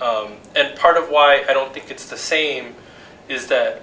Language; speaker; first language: English; native; English